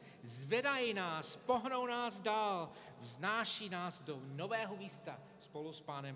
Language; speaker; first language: Czech; non-native, fluent; English